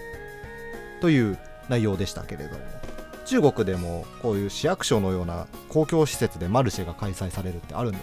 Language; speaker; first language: Japanese; native; Japanese